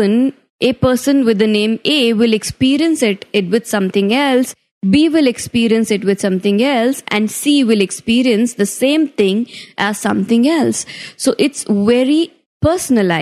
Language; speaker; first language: English; non-native, local second language; Hindi